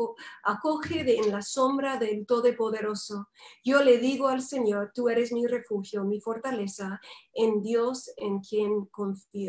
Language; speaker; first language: Spanish; non-native, fluent; English